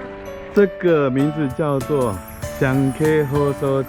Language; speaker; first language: Chinese; native; Chinese